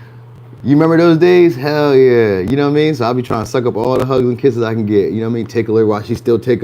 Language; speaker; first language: English; native; English